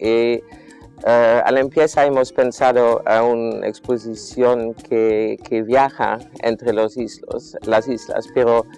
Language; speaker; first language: Spanish; non-native, fluent; Dutch